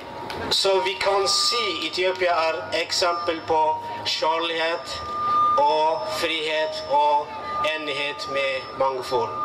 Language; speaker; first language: Norwegian; non-native, learner; Amharic